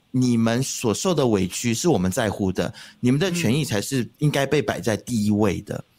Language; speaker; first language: Chinese; native; Chinese